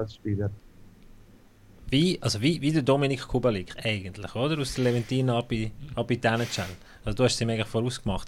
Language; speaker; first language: German; native; German